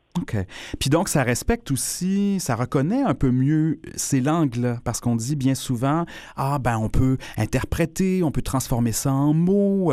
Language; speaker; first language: French; native; French